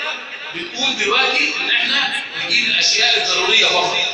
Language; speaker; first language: Arabic; native; Arabic